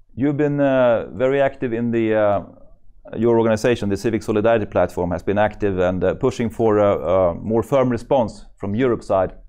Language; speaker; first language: English; non-native, fluent; Swedish